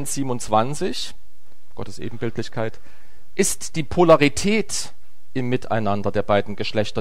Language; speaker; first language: German; native; German